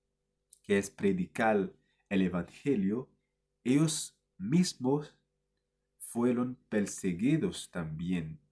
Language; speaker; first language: Spanish; non-native, fluent; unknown